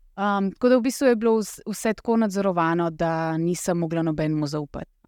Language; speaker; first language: Slovenian; early bilingual, other home language; Russian